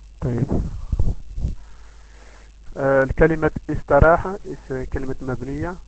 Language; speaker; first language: Arabic; non-native, learner; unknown